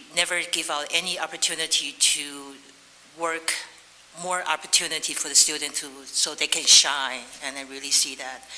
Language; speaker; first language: English; non-native, fluent; Chinese